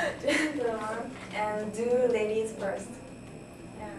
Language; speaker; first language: English; non-native, learner; Japanese